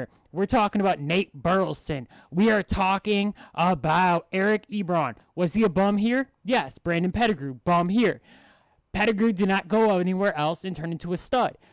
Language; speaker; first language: English; native; English